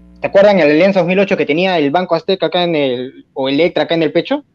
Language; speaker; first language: Spanish; native; Spanish